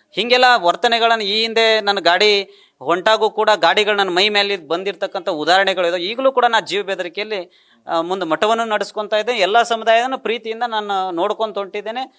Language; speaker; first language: Kannada; non-native, local second language; Lambadi